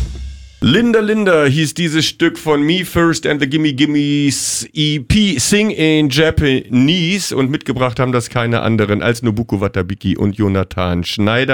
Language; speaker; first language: German; native; German